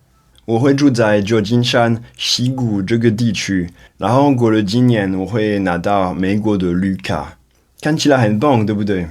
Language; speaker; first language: Chinese; non-native, fluent; French